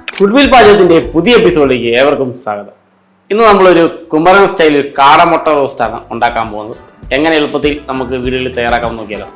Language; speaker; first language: Malayalam; native; Malayalam